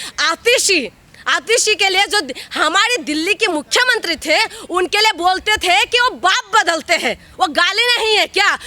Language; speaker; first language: Hindi; non-native, local second language; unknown